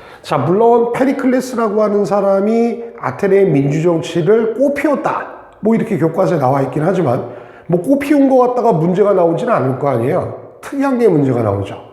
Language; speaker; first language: Korean; native; Korean